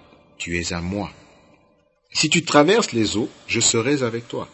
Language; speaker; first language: French; non-native, local second language; Lingala